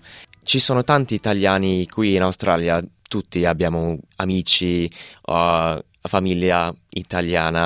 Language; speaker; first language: Italian; non-native, fluent; English